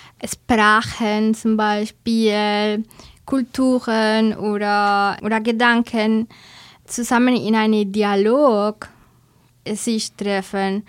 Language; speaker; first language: German; non-native, learner; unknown